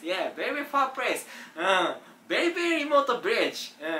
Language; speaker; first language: English; non-native, learner; Japanese